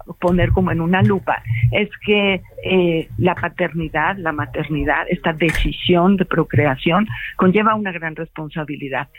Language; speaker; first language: Spanish; native; Spanish